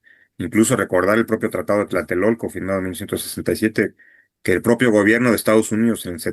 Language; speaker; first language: Spanish; native; Spanish